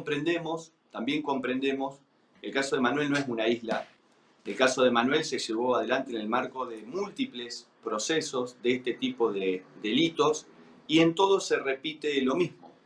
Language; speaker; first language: Spanish; native; Spanish